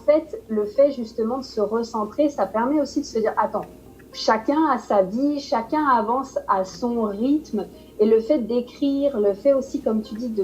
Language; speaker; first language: French; native; French